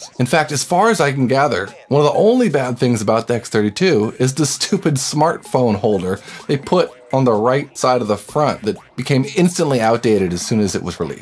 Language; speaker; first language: English; native; English